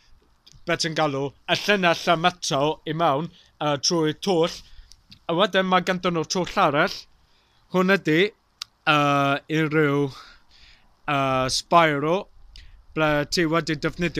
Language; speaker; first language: Welsh; non-native, learner; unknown